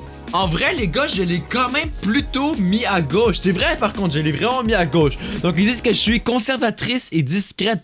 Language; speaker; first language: French; native; French